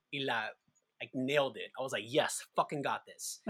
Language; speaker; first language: English; non-native, fluent; Spanish